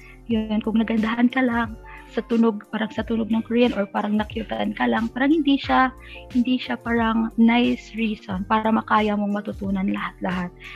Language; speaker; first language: Filipino; non-native, local second language; Waray